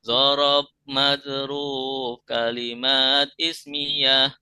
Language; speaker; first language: Arabic; non-native, fluent; Indonesian